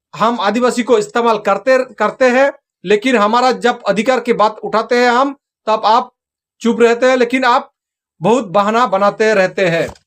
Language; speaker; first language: Hindi; non-native, local second language; Santali